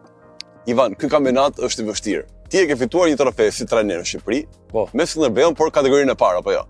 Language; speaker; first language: Albanian; native; Albanian